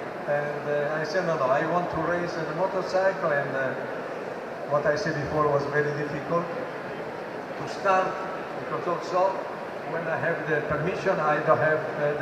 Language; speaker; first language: English; non-native, learner; Italian